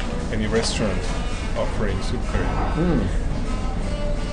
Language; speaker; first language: English; non-native, fluent; German